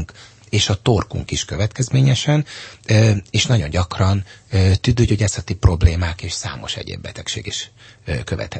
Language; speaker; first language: Hungarian; native; Hungarian